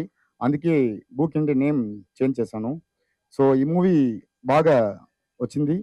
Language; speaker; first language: Telugu; non-native, fluent; Tamil